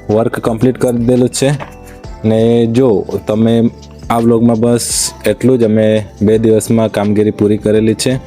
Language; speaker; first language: Gujarati; non-native, local second language; Kukna